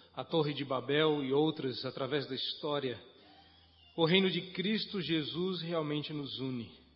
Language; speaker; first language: Portuguese; native; Portuguese